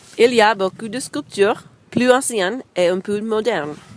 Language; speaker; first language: French; non-native, learner; English